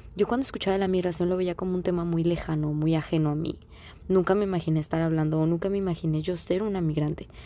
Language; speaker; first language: Spanish; native; Spanish